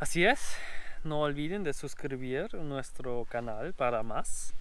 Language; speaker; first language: Spanish; non-native, learner; German